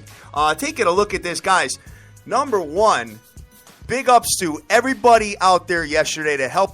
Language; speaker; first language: English; native; English